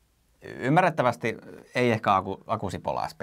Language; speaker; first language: Finnish; native; Finnish